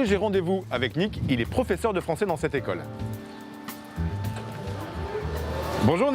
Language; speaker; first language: French; native; French